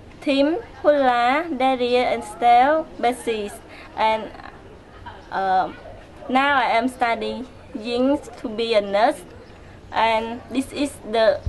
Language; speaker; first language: English; non-native, learner; Khmer